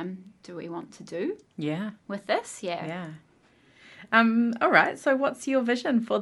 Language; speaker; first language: English; native; English